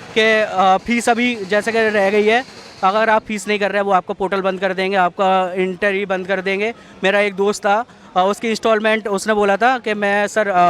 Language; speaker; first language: Hindi; native; Hindi